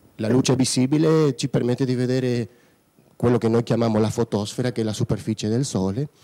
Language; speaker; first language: Italian; non-native, fluent; Spanish